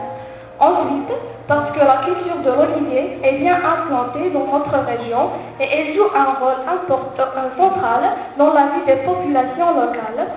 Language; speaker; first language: French; non-native, local second language; Arabic